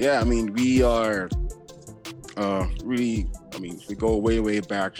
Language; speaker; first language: English; non-native, local second language; Yoruba